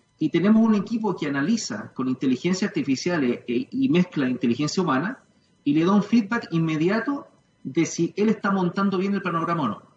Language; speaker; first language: Spanish; native; Spanish